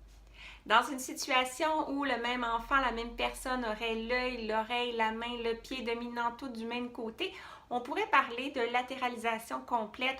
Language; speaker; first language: French; native; French